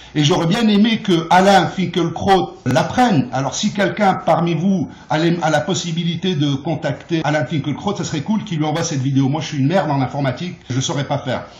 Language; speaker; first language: French; early bilingual, other home language; Arabic